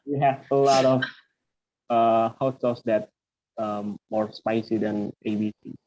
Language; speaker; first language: English; non-native, fluent; Indonesian